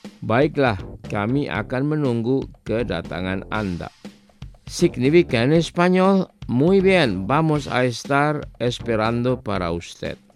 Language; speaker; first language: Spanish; non-native, fluent; Indonesian